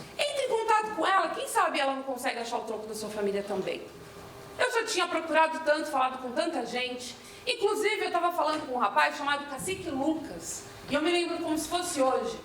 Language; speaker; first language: Portuguese; native; Portuguese